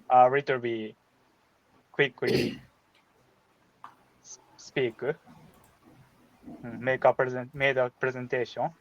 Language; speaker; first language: English; non-native, learner; Japanese